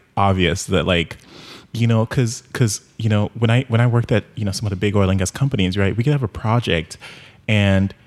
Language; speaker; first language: English; non-native, local second language; Yoruba